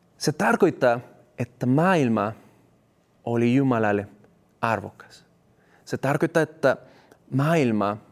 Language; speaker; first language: Finnish; non-native, fluent; Spanish